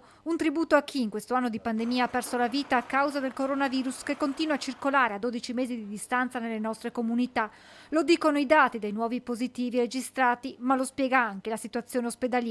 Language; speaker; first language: Italian; native; Italian